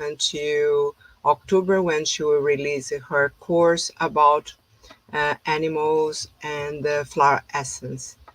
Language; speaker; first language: English; non-native, fluent; Portuguese